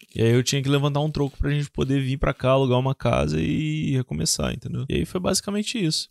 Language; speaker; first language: Portuguese; native; Portuguese